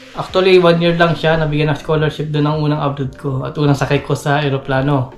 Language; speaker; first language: Filipino; native; Filipino